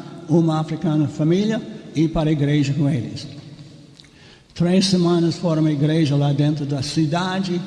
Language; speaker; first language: Portuguese; non-native, fluent; English